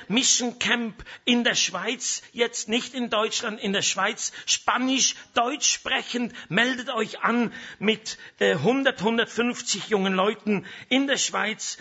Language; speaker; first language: German; native; German